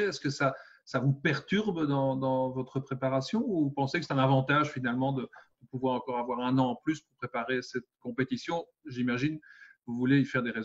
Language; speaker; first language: French; native; French